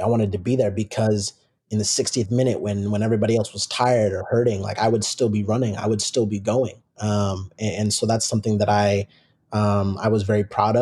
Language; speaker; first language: English; native; English